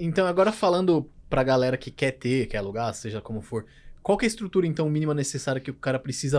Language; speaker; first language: Portuguese; native; Portuguese